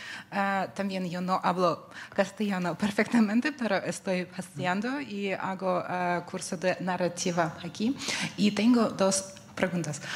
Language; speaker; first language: Spanish; non-native, learner; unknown